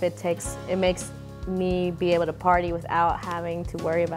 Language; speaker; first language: English; native; English